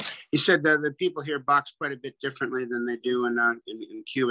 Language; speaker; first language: English; native; English